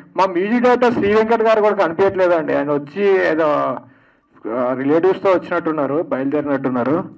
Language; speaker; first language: Telugu; native; Telugu